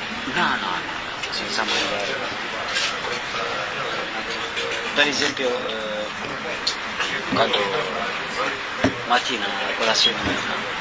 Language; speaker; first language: Italian; non-native, learner; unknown